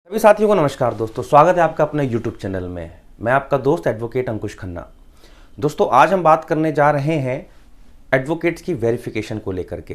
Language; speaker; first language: Hindi; native; Hindi